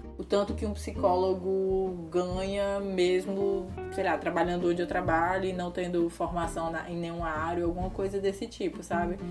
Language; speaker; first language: Portuguese; native; Portuguese